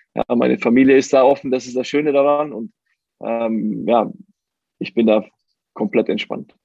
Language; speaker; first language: German; native; German